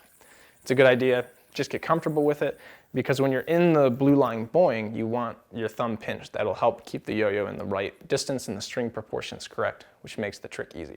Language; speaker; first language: English; native; English